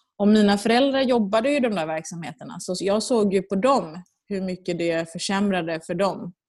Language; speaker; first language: Swedish; early bilingual, other home language; Persian